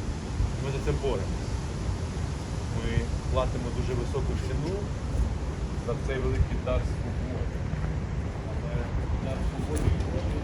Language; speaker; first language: Ukrainian; native; Ukrainian